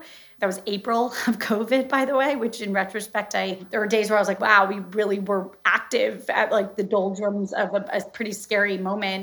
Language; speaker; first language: English; native; English